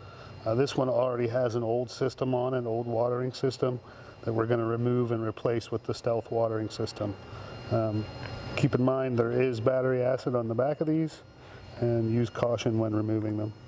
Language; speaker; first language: English; native; English